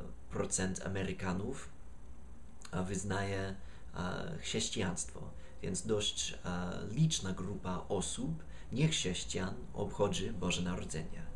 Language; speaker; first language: Polish; non-native, fluent; English